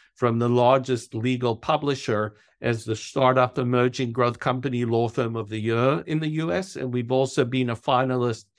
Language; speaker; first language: English; native; English